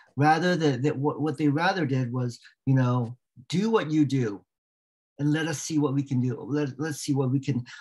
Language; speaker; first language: English; native; English